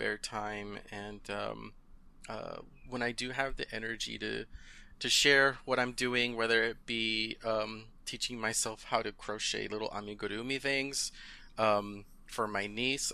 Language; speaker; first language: English; early bilingual, other home language; Spanish